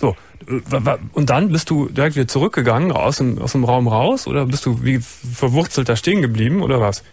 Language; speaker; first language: German; native; German